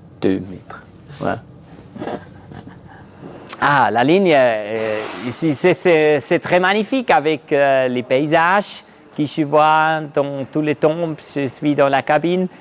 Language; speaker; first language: French; non-native, learner; German